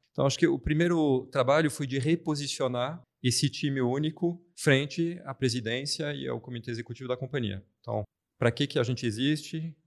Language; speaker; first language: Portuguese; non-native, fluent; French